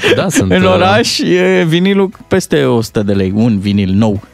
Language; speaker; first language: Romanian; native; Romanian